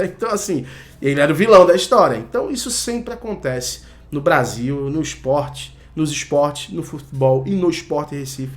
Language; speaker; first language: Portuguese; native; Portuguese